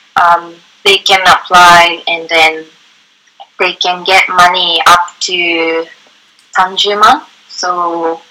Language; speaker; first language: English; non-native, fluent; Japanese